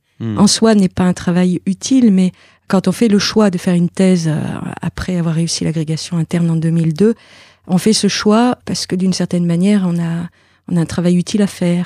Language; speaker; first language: French; native; French